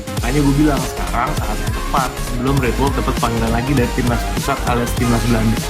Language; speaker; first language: Indonesian; native; Indonesian